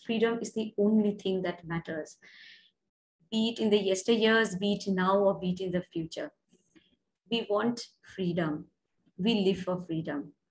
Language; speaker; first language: English; non-native, local second language; Bangla